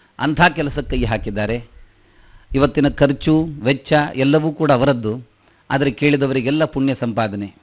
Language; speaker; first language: Kannada; non-native, local second language; Tulu